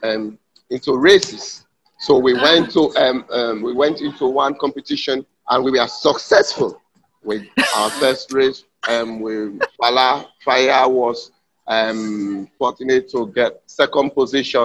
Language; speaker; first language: English; non-native, local second language; Krio